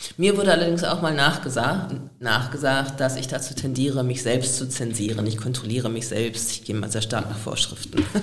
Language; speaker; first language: German; native; German